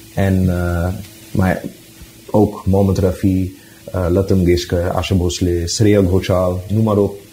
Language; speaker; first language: Dutch; native; Dutch